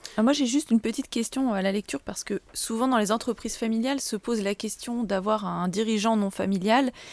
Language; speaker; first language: French; native; French